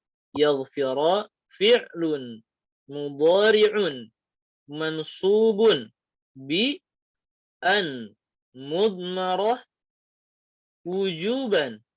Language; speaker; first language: Arabic; non-native, fluent; Indonesian